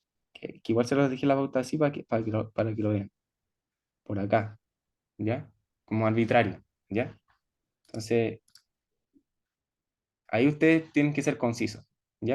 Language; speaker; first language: Spanish; native; Spanish